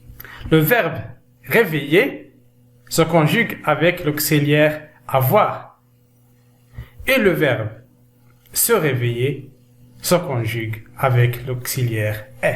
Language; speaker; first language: French; non-native, local second language; Arabic